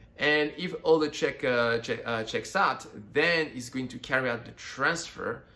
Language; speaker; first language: English; non-native, fluent; French